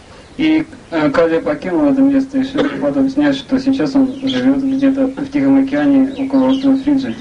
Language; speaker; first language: Russian; native; Russian